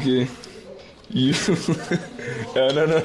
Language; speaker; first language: English; non-native, learner; German